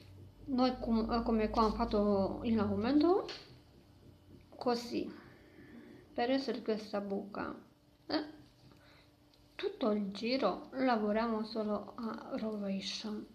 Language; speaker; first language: Italian; non-native, learner; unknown